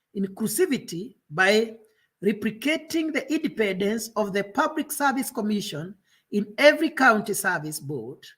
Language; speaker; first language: English; non-native, local second language; Kikuyu